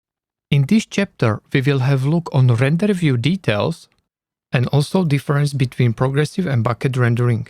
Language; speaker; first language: English; non-native, learner; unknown